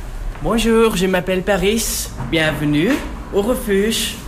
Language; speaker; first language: French; non-native, local second language; Dutch